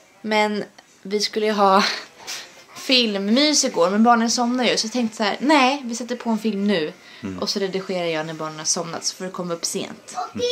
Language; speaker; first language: Swedish; native; Swedish